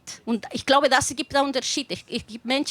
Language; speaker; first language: German; non-native, fluent; Spanish